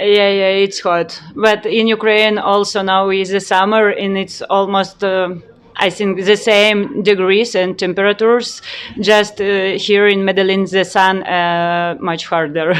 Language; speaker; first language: English; non-native, learner; Ukrainian